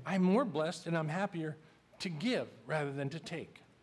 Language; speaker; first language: English; native; English